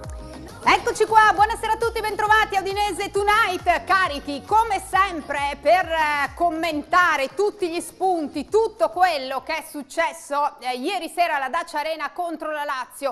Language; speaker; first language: Italian; native; Italian